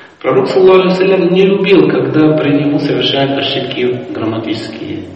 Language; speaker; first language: Russian; non-native, fluent; Arabic